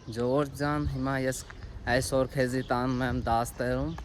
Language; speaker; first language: Armenian; non-native, learner; Hindi